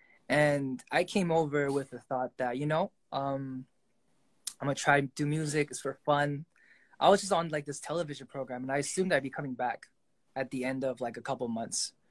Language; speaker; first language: English; early bilingual, other home language; Korean